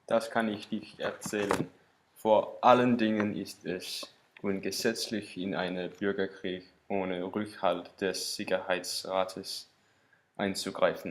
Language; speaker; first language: German; non-native, learner; Danish